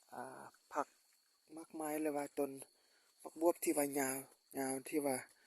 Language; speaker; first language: Lao; non-native, local second language; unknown